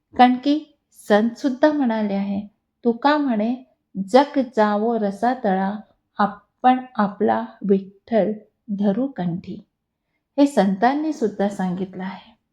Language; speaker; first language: Marathi; non-native, local second language; Hindi